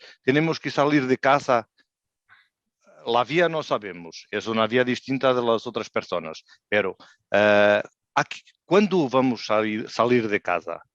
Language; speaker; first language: Spanish; non-native, learner; Portuguese